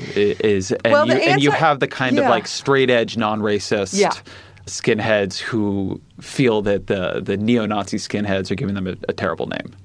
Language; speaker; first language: English; native; English